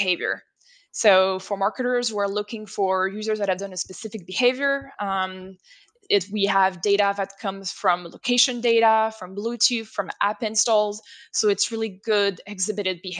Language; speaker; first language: English; non-native, fluent; French